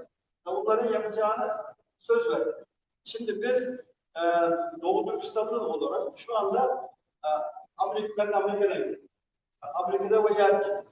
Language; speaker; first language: Turkish; non-native, fluent; Uyghur